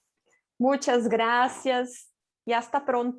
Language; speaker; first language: Spanish; non-native, fluent; Portuguese